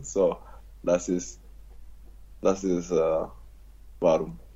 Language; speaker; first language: German; non-native, learner; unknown